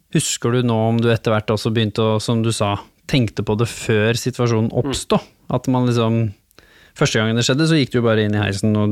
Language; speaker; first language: Norwegian; native; Norwegian